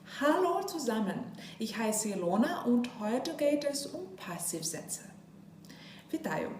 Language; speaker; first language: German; non-native, fluent; Ukrainian